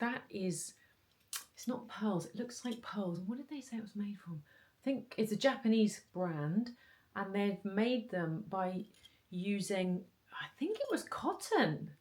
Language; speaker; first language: English; native; English